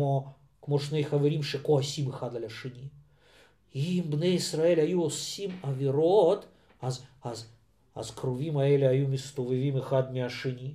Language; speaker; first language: Hebrew; non-native, fluent; Russian